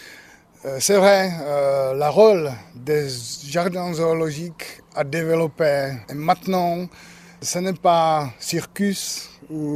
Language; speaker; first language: French; non-native, learner; Czech